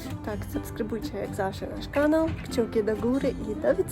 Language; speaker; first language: Polish; non-native, learner; Russian